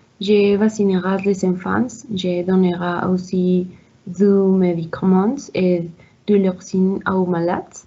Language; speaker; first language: French; non-native, learner; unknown